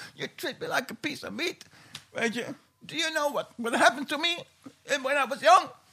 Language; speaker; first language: English; non-native, fluent; Dutch